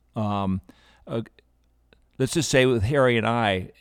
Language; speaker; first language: English; native; English